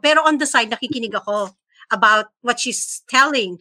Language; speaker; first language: English; non-native, local second language; Filipino